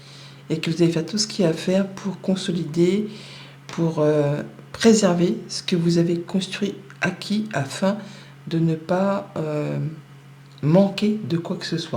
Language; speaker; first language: French; native; French